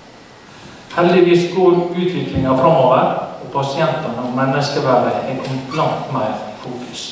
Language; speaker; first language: Norwegian; native; Norwegian